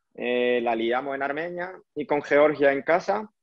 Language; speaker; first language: Spanish; early bilingual, heritage; French